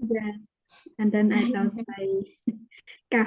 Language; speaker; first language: English; non-native, learner; Khmer